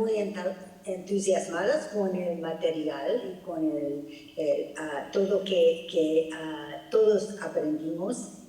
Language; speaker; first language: Spanish; non-native, fluent; English